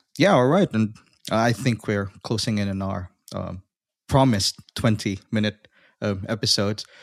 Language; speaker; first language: English; non-native, local second language; Filipino